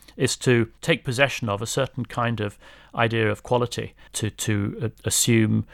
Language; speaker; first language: English; native; English